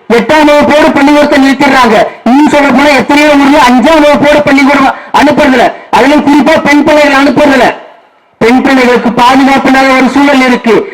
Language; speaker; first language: Tamil; non-native, local second language; Kannada